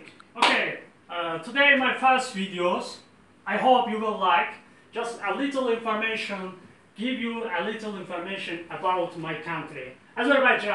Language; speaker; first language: English; non-native, learner; Azerbaijani